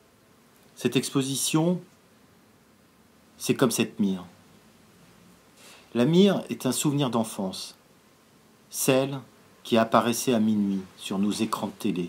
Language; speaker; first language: French; native; French